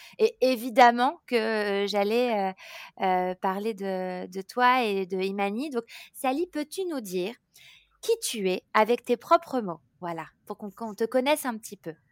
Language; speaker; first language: French; native; French